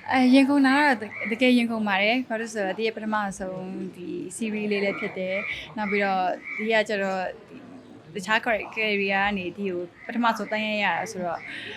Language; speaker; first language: Burmese; non-native, local second language; Mon